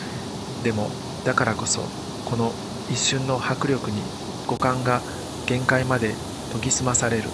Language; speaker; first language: Japanese; native; Japanese